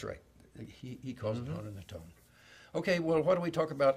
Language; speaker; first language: English; native; English